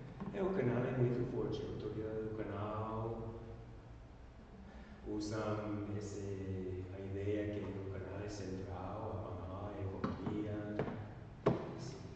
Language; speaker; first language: Portuguese; non-native, learner; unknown